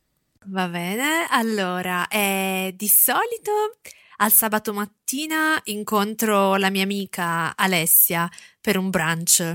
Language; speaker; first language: Italian; non-native, learner; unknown